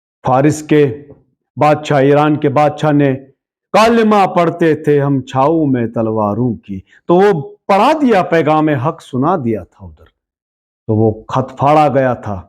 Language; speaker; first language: Urdu; native; Urdu